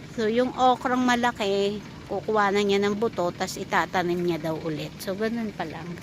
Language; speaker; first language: Filipino; native; Filipino